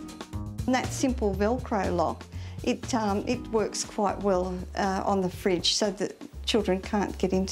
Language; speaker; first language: English; native; English